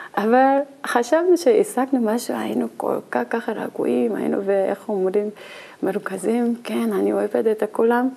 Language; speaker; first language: Hebrew; non-native, learner; Korean